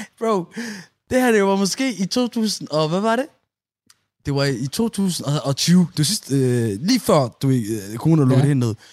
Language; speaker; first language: Danish; early bilingual, other home language; Somali